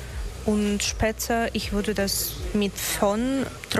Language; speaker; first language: German; non-native, learner; Russian